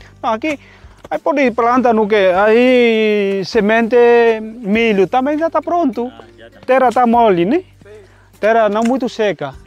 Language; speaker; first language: Portuguese; non-native, learner; Vietnamese